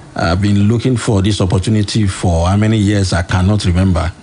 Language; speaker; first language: English; non-native, local second language; Yoruba